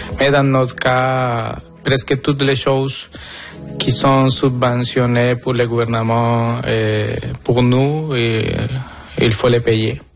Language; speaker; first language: French; non-native, fluent; Spanish